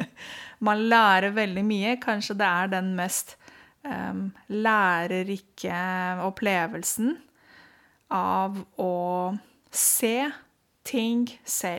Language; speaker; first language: Norwegian; non-native, fluent; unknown